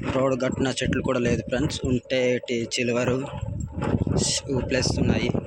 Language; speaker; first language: Telugu; native; Telugu